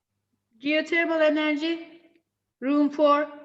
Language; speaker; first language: English; non-native, fluent; Turkish